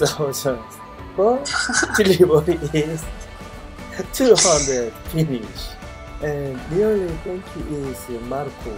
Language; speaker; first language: English; non-native, learner; Korean